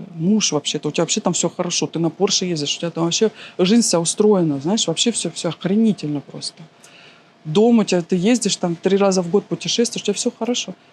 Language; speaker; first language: Russian; native; Russian